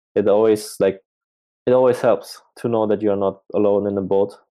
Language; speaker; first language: English; non-native, fluent; German